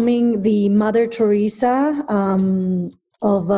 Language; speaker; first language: English; non-native, fluent; Spanish